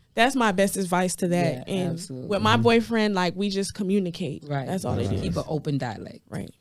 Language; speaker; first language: English; native; English